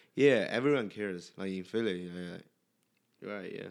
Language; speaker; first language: English; non-native, learner; Chinese